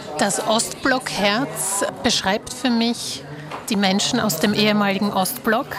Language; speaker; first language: German; early bilingual, other home language; Slovak